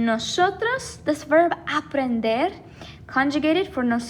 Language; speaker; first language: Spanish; non-native, fluent; English